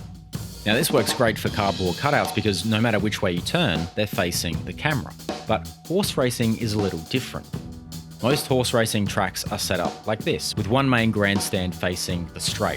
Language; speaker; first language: English; native; English